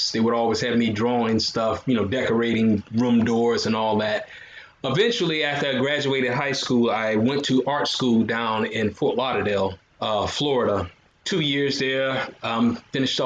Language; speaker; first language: English; native; English